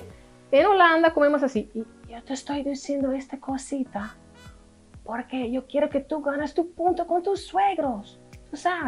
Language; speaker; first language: Spanish; non-native, fluent; Dutch